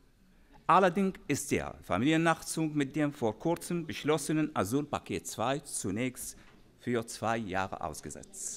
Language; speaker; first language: German; non-native, fluent; Arabic